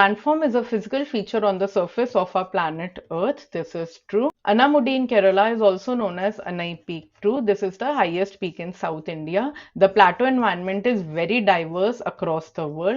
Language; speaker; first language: English; non-native, local second language; Hindi